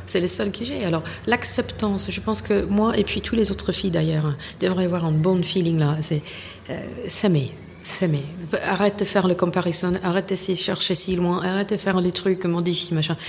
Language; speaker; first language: French; non-native, fluent; English